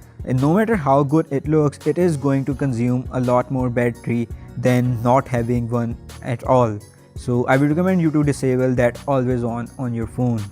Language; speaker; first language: English; non-native, local second language; Urdu